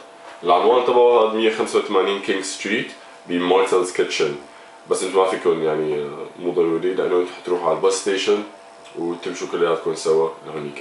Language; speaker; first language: Arabic; native; Arabic